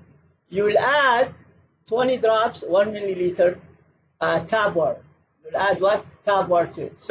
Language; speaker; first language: English; non-native, fluent; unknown